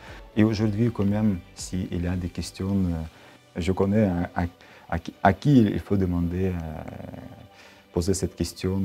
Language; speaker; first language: French; non-native, learner; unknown